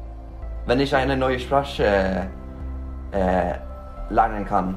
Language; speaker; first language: German; non-native, learner; Norwegian